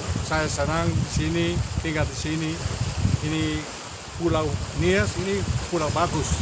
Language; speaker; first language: Indonesian; non-native, learner; Dutch